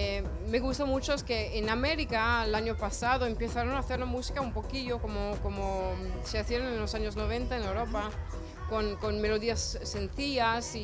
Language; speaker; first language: Spanish; non-native, fluent; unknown